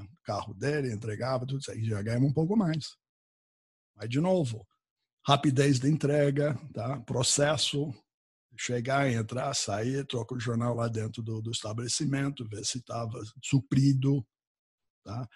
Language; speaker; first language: Portuguese; non-native, fluent; English